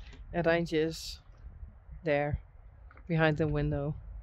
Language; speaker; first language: English; non-native, learner; Dutch